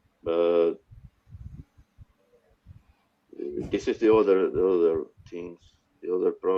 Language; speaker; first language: English; non-native, learner; Spanish